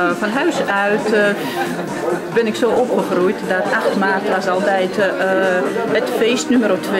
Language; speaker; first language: Dutch; non-native, fluent; Russian